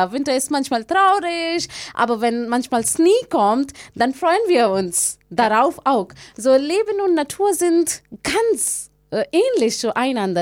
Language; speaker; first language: German; non-native, fluent; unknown